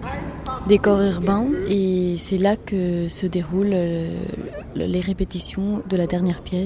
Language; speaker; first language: French; native; French